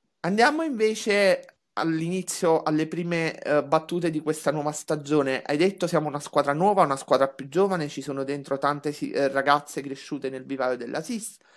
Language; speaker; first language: Italian; native; Italian